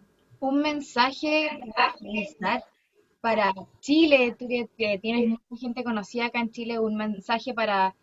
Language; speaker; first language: Spanish; native; Spanish